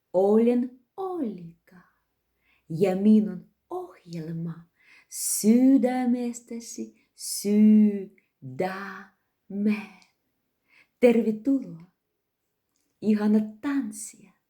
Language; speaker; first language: Finnish; non-native, learner; Russian